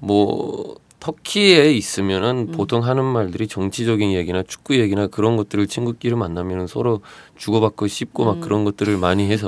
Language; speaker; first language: Korean; non-native, fluent; Turkish